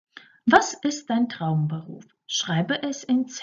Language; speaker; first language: German; non-native, fluent; Croatian